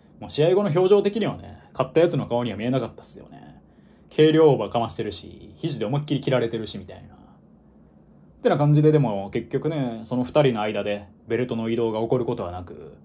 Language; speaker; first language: Japanese; native; Japanese